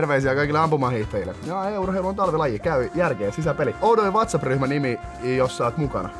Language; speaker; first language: Finnish; native; Finnish